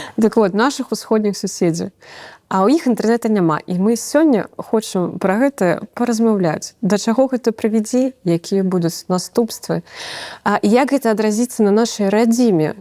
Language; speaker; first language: Belarusian; non-native, local second language; Russian